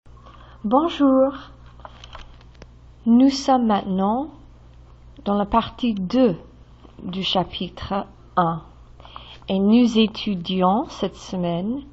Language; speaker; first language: French; non-native, fluent; English